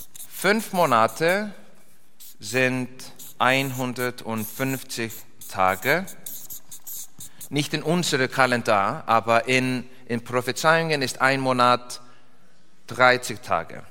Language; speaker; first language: German; non-native, learner; English